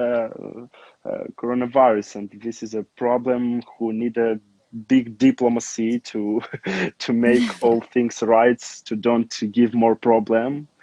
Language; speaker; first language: English; non-native, learner; Romanian